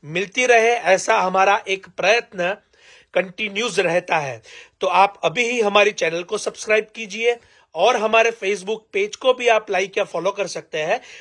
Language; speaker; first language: Hindi; non-native, local second language; Gujarati